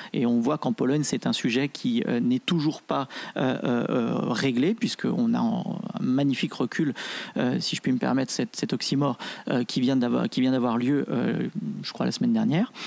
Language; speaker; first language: French; native; French